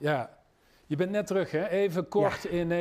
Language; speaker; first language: Dutch; native; Dutch